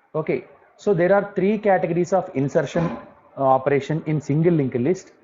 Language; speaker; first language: English; non-native, local second language; Telugu